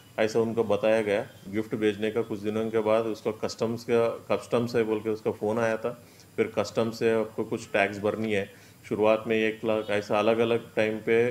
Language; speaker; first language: Hindi; non-native, local second language; Marathi